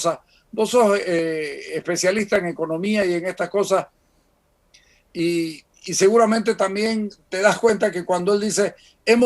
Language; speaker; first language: Spanish; native; Spanish